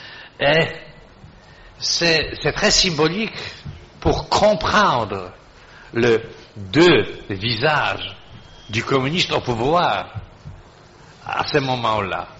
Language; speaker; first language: French; non-native, fluent; Polish